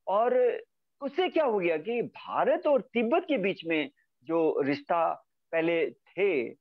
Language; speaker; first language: Hindi; native; Hindi